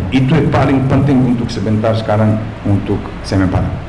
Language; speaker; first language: Indonesian; non-native, fluent; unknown